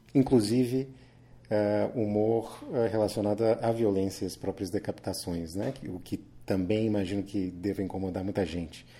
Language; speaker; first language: Portuguese; native; Portuguese